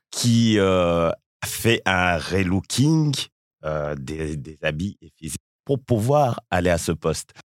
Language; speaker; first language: French; early bilingual, other home language; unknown